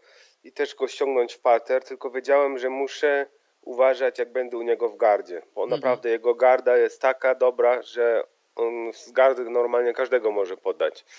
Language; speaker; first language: Polish; early bilingual, heritage; Polish